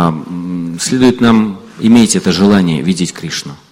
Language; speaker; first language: Russian; native; Russian